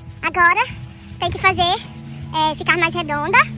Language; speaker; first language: Portuguese; native; Portuguese